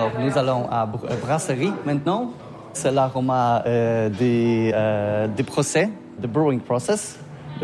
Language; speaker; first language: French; non-native, learner; Polish